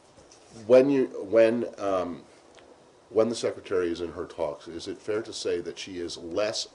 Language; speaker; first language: English; native; English